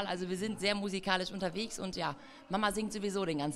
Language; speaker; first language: German; native; German